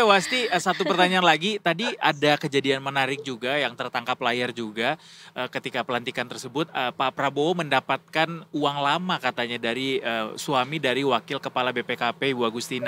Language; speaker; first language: Indonesian; native; Indonesian